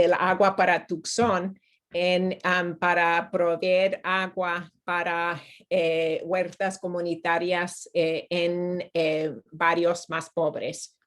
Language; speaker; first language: Spanish; non-native, fluent; English